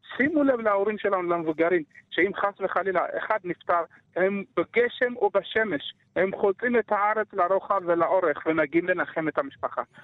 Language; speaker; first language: Hebrew; early bilingual, other home language; Amharic